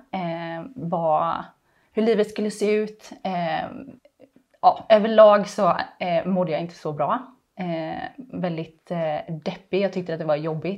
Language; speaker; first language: Swedish; native; Swedish